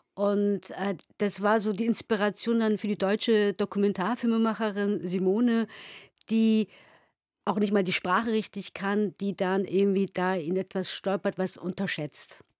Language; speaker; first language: German; early bilingual, other home language; Turkish